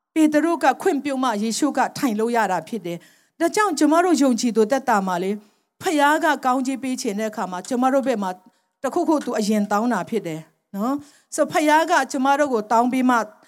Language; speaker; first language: Burmese; non-native, local second language; Tedim Chin